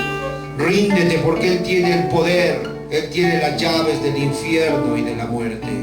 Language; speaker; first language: Spanish; native; Spanish